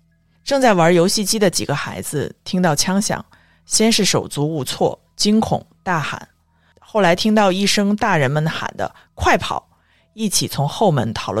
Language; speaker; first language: Chinese; native; Chinese